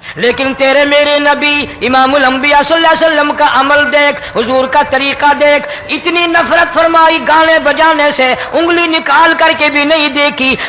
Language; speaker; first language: Urdu; non-native, local second language; Saraiki